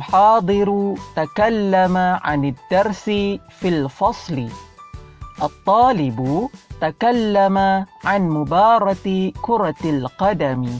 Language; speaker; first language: Arabic; non-native, fluent; Malay